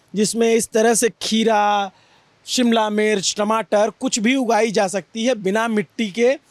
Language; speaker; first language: Hindi; native; Hindi